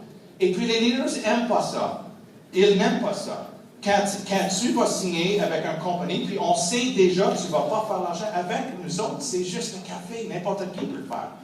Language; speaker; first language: French; non-native, fluent; English